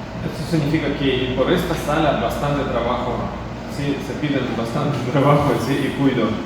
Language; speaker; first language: Spanish; non-native, learner; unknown